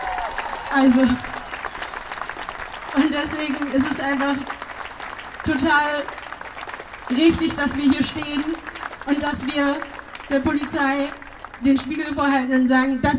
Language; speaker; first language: German; early bilingual, other home language; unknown